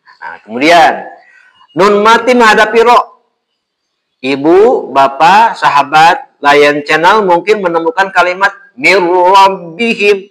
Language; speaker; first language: Indonesian; native; Indonesian